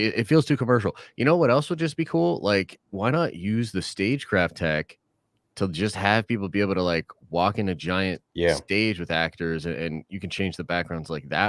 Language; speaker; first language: English; native; English